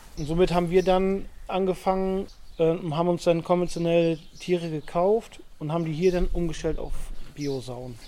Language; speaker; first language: German; native; German